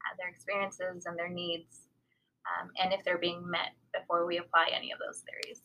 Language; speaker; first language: English; early bilingual, other home language; Spanish